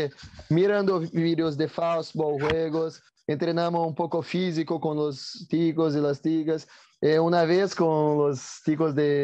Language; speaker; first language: Spanish; non-native, learner; Portuguese